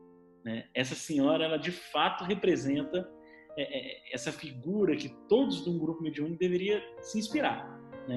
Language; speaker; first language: Portuguese; native; Portuguese